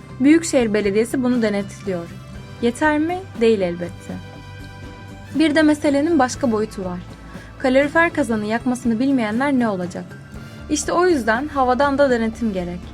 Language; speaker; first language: Turkish; native; Turkish